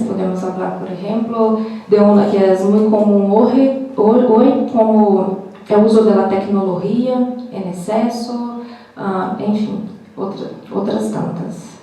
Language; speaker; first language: Spanish; non-native, learner; Portuguese